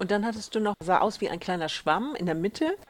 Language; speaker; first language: German; native; German